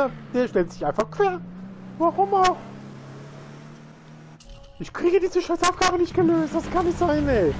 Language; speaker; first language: German; native; German